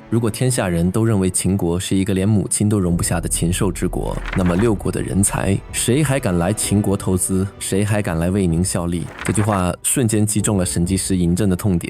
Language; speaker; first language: Chinese; native; Chinese